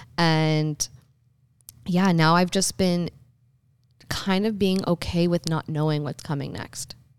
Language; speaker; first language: English; native; English